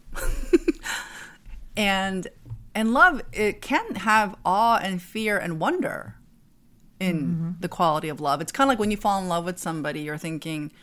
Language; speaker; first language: English; non-native, fluent; Korean